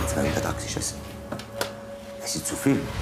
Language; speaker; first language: German; non-native, learner; Italian